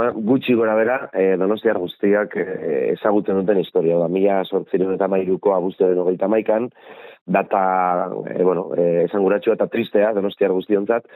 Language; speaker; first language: Basque; native; Basque